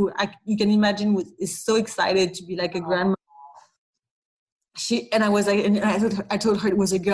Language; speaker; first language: English; non-native, fluent; French